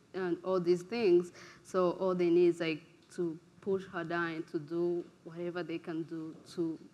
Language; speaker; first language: English; non-native, local second language; Kinyarwanda